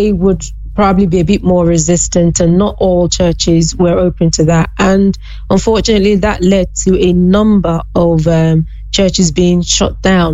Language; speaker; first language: English; non-native, local second language; Yoruba